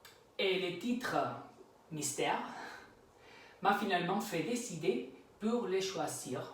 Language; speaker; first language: French; non-native, learner; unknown